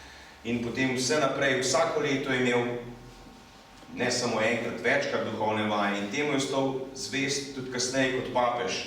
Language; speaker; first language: Slovenian; native; Slovenian